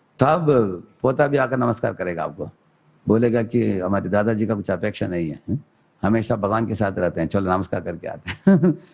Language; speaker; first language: Hindi; non-native, local second language; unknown